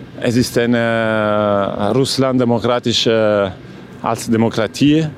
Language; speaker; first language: German; non-native, learner; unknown